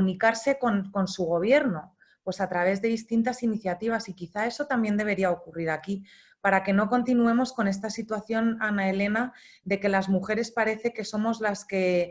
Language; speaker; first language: Spanish; native; Spanish